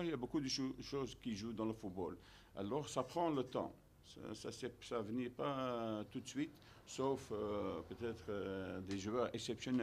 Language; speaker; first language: French; non-native, fluent; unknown